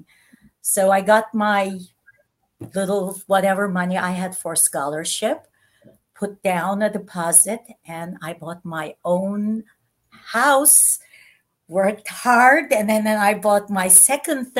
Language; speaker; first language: English; non-native, fluent; Turkish